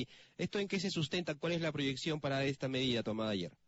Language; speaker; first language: Spanish; native; Spanish